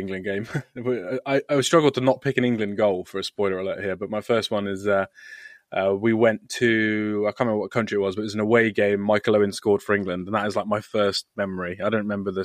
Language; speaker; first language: English; native; English